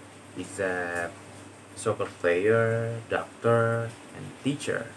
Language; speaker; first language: English; non-native, learner; Indonesian